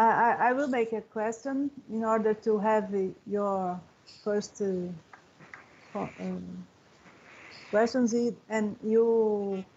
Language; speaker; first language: English; non-native, learner; Portuguese